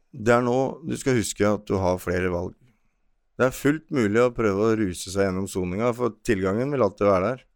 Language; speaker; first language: Norwegian; native; Norwegian